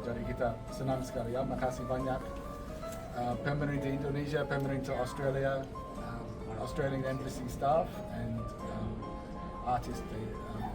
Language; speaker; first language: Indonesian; non-native, fluent; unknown